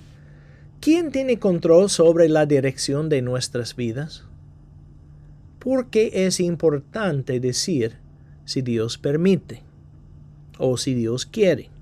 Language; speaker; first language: Spanish; non-native, fluent; English